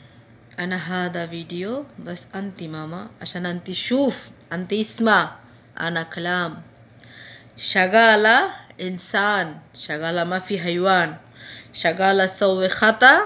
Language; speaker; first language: Arabic; non-native, learner; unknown